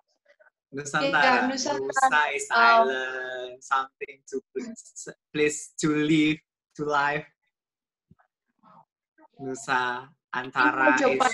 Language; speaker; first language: English; non-native, learner; Indonesian